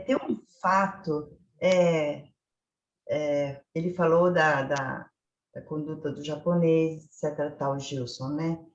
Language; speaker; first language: Portuguese; early bilingual, other home language; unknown